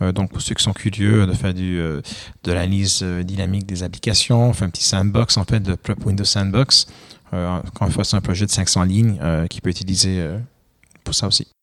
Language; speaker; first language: French; non-native, fluent; Romanian